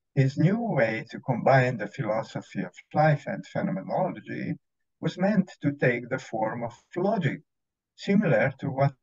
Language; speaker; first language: English; non-native, fluent; Hungarian